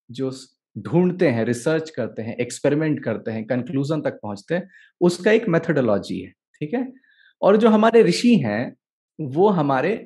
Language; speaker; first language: Hindi; native; Hindi